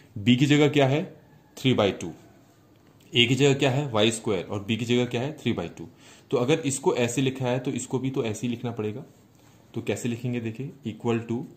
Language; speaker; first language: Hindi; native; Hindi